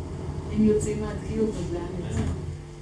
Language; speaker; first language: Hebrew; non-native, learner; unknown